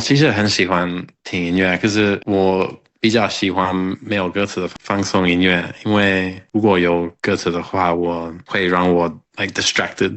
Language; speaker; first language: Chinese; non-native, learner; English